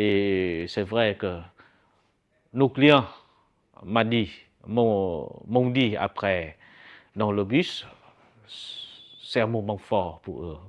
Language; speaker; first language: French; non-native, fluent; Vietnamese